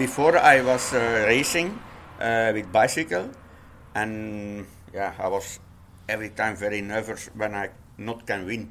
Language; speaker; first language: English; non-native, learner; Dutch